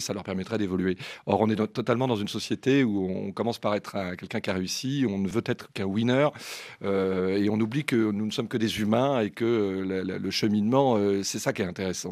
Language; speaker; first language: French; native; French